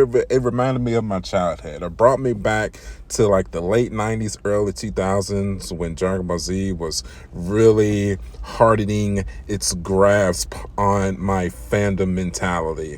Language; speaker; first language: English; native; English